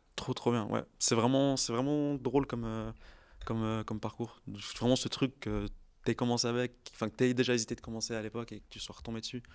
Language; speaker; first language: French; native; French